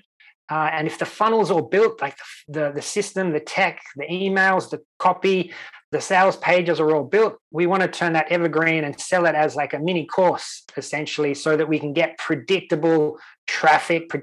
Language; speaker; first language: English; native; English